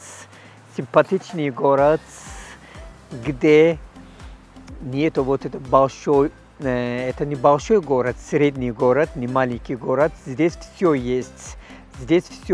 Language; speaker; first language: Russian; non-native, learner; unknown